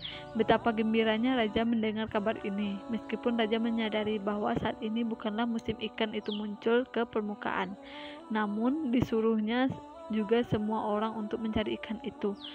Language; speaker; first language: Indonesian; native; Indonesian